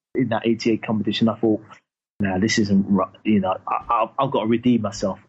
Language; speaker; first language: English; native; English